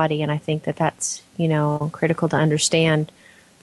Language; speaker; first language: English; native; English